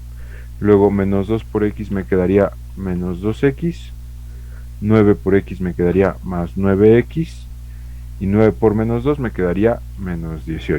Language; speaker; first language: Spanish; native; Spanish